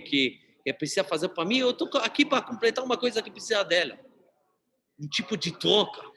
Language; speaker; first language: Portuguese; non-native, fluent; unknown